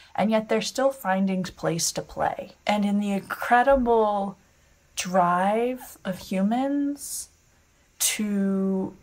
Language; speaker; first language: English; native; English